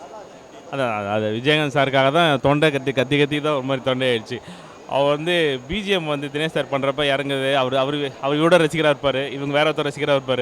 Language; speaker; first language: Tamil; native; Tamil